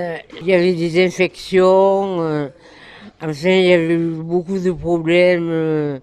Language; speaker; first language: French; native; French